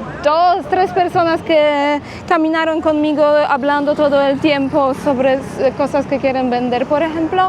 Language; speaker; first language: Spanish; non-native, fluent; Polish